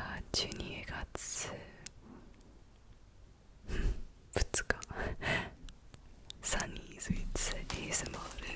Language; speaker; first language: Japanese; non-native, learner; English